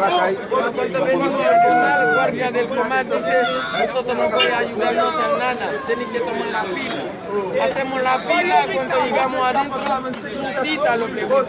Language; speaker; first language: Spanish; non-native, learner; Haitian Creole